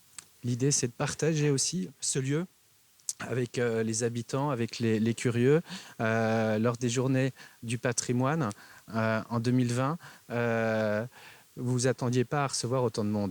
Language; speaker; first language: French; native; French